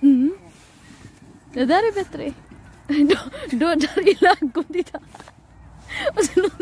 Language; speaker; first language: Swedish; non-native, learner; Cebuano